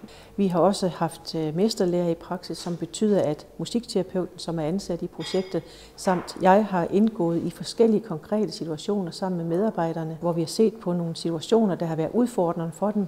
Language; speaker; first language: Danish; native; Danish